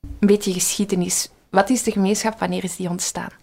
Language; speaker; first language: Dutch; native; Dutch